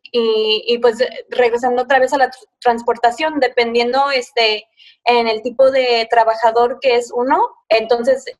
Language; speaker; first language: Spanish; early bilingual, heritage; Spanish